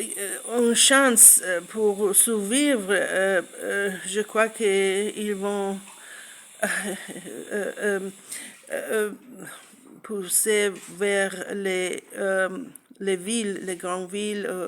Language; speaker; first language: French; non-native, learner; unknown